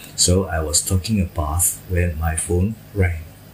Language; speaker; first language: English; non-native, fluent; Indonesian